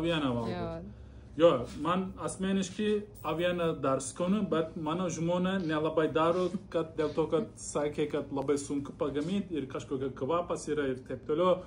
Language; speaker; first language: Lithuanian; non-native, learner; Turkish